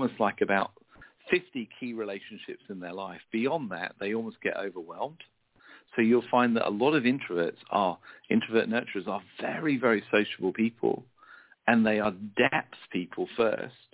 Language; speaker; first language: English; native; English